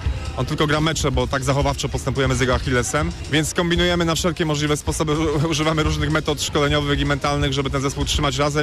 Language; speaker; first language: Polish; native; Polish